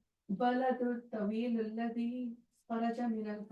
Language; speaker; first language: Arabic; non-native, learner; English